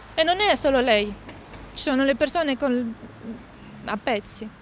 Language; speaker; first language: Italian; non-native, fluent; Ukrainian